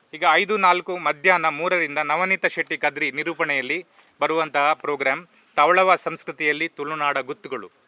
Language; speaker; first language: Kannada; native; Kannada